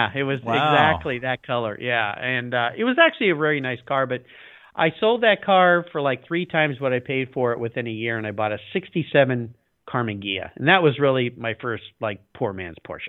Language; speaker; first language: English; native; English